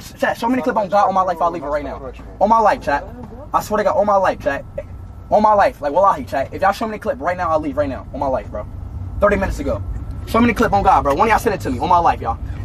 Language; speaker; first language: English; native; English